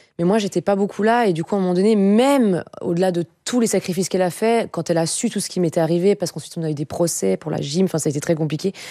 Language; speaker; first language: French; native; French